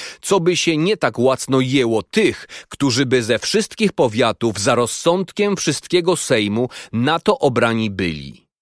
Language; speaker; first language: Polish; native; Polish